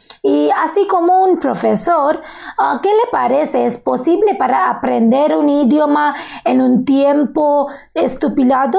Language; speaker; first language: Spanish; non-native, learner; Bangla